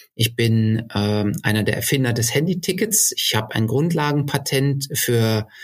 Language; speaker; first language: German; native; German